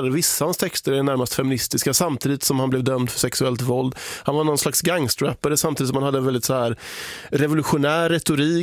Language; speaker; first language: Swedish; native; Swedish